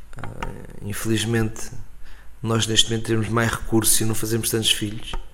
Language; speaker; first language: Portuguese; native; Portuguese